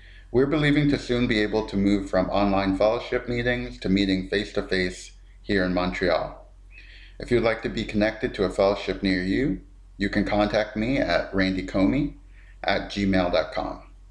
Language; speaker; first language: English; native; English